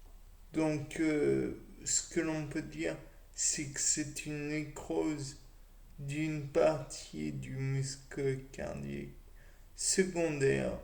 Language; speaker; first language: French; native; French